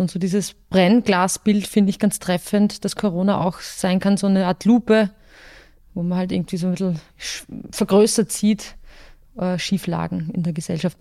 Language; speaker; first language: German; native; German